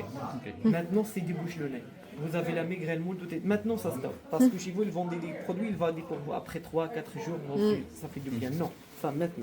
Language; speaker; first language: French; non-native, local second language; Arabic